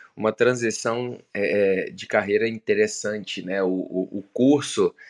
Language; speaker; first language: Portuguese; native; Portuguese